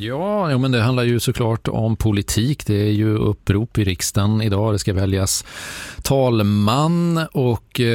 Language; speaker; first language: Swedish; native; Swedish